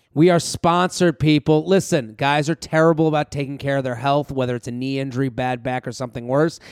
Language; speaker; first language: English; native; English